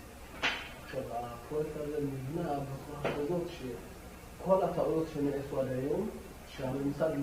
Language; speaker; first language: Hebrew; non-native, fluent; Amharic